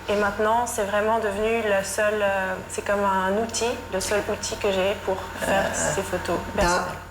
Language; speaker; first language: French; non-native, fluent; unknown